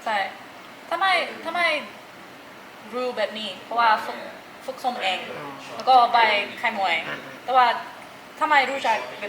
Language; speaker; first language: Thai; non-native, learner; English